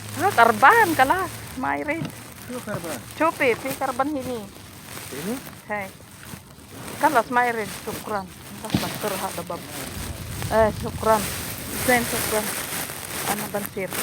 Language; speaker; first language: Arabic; non-native, learner; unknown